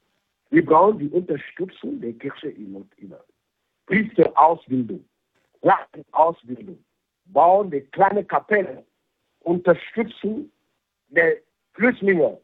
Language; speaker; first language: German; non-native, fluent; French